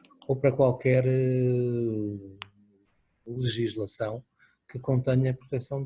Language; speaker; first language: Portuguese; native; Portuguese